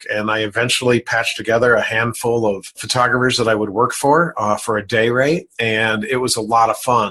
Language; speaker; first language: English; native; English